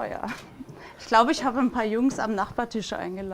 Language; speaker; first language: German; native; German